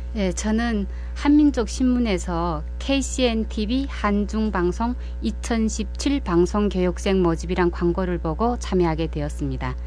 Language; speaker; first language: Korean; early bilingual, heritage; Korean